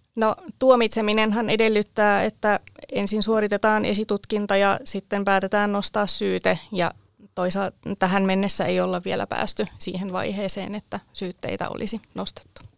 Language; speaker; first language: Finnish; native; Finnish